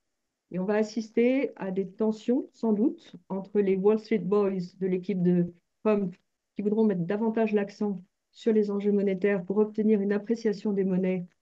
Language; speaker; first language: French; native; French